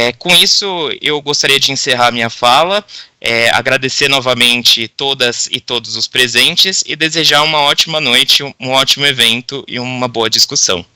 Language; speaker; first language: Portuguese; native; Portuguese